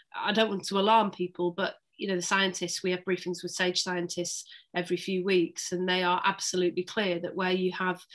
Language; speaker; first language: English; native; English